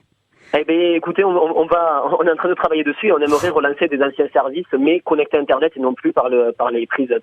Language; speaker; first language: French; native; French